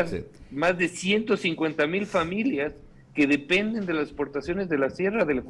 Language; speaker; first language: Spanish; native; Spanish